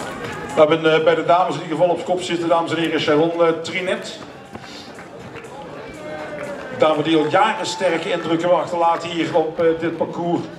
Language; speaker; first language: Dutch; native; Dutch